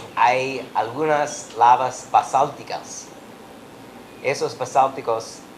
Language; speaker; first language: Spanish; non-native, learner; English